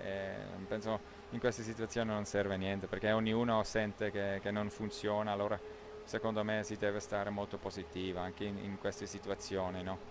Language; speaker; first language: Italian; non-native, local second language; German